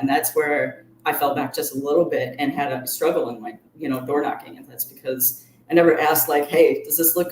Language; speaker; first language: English; native; English